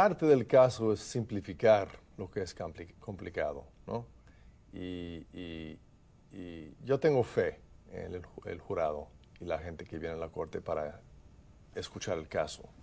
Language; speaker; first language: Spanish; non-native, fluent; English